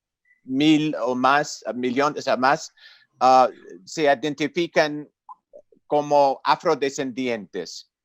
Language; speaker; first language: Spanish; non-native, fluent; English